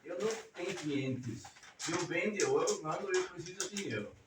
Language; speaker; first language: Portuguese; non-native, learner; German